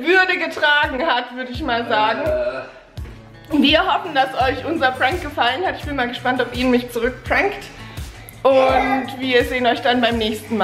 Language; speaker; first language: German; native; German